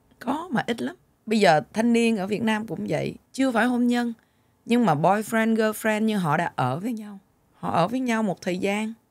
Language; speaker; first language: Vietnamese; native; Vietnamese